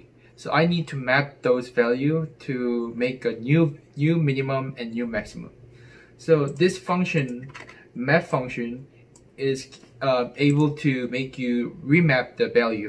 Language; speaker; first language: English; non-native, fluent; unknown